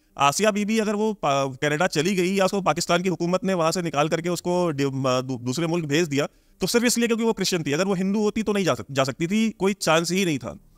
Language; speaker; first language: Hindi; native; Hindi